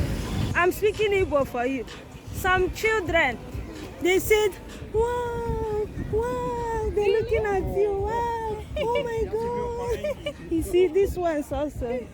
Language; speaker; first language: English; non-native, local second language; Igbo